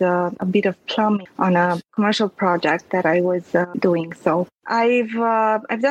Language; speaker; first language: English; non-native, fluent; Romanian